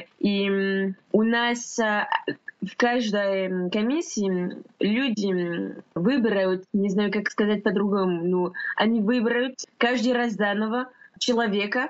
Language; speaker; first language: Russian; non-native, fluent; French